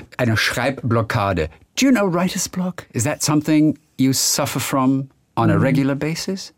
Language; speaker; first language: English; non-native, fluent; German